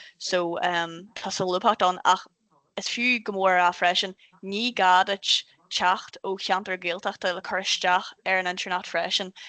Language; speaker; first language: Irish; native; Irish